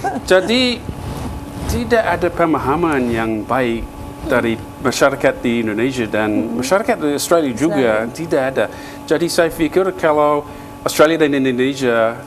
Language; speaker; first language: Indonesian; non-native, fluent; English